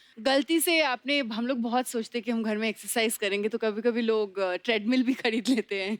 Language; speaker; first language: Hindi; non-native, local second language; Bangla